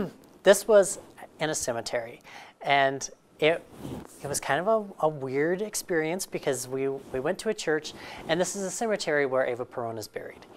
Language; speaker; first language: English; native; English